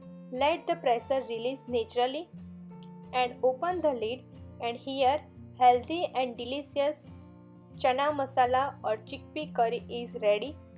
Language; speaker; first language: English; non-native, local second language; Gujarati